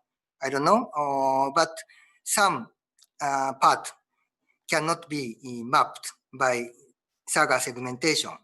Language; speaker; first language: English; non-native, learner; Japanese